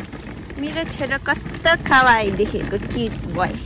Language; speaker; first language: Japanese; non-native, learner; Nepali